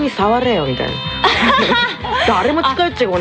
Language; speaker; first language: Japanese; native; Japanese